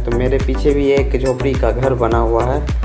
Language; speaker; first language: Hindi; native; Hindi